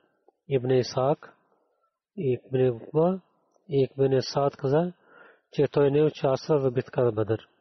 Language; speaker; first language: Bulgarian; non-native, learner; Urdu